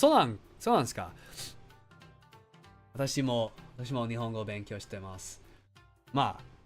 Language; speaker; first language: Japanese; non-native, learner; English